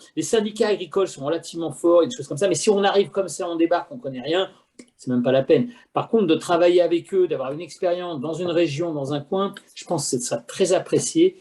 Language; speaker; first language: French; native; French